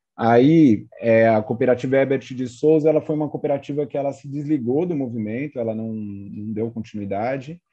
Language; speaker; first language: Portuguese; native; Portuguese